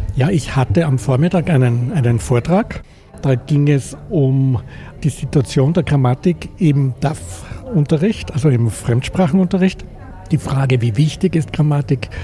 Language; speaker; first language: German; native; German